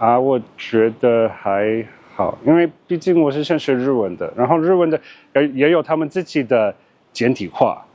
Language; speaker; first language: Chinese; non-native, fluent; English